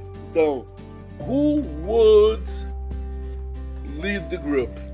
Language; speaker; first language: English; non-native, fluent; Portuguese